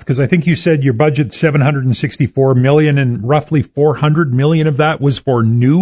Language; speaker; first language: English; native; English